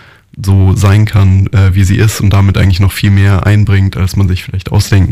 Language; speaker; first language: German; native; German